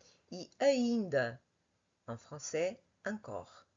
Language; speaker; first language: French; non-native, fluent; Portuguese